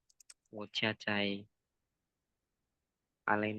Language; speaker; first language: Chinese; non-native, learner; Indonesian